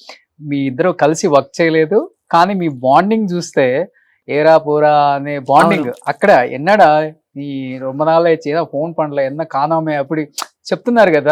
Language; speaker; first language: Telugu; native; Telugu